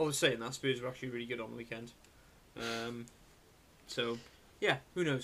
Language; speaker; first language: English; native; English